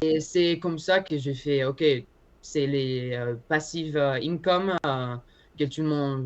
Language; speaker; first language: French; non-native, learner; Spanish